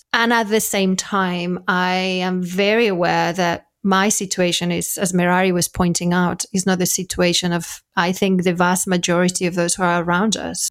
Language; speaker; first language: English; non-native, fluent; Spanish